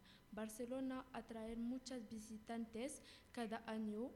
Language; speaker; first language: Spanish; non-native, learner; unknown